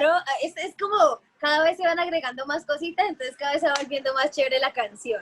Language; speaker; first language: Spanish; native; Spanish